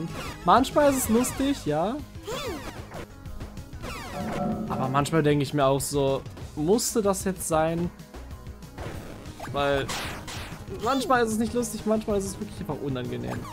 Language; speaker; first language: German; native; German